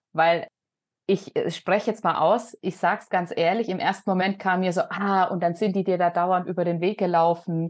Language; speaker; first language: German; native; German